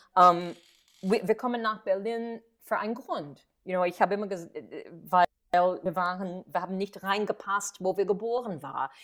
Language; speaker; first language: German; non-native, fluent; English